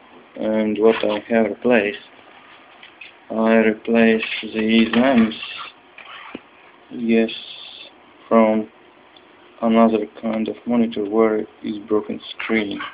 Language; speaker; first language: English; non-native, learner; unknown